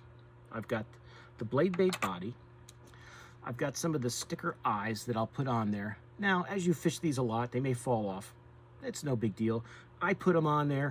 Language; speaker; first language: English; native; English